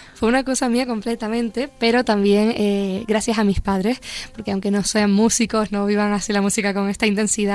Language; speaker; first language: Spanish; native; Spanish